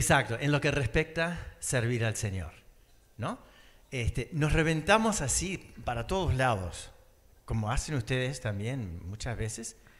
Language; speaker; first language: Spanish; early bilingual, other home language; English